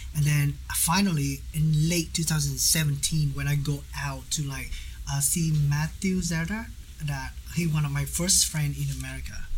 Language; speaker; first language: English; non-native, learner; Vietnamese